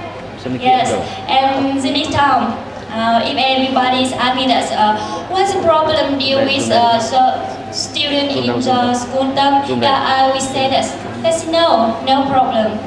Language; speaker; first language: English; non-native, learner; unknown